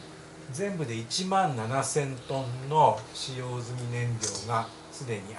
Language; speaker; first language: Japanese; native; Japanese